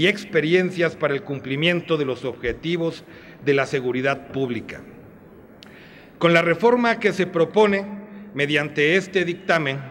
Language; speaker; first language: Spanish; native; Spanish